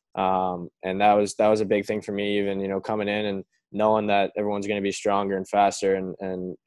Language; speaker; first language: English; native; English